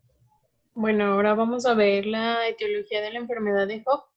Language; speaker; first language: Spanish; native; Spanish